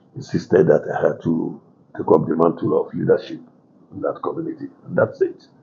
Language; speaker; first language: English; non-native, local second language; Yoruba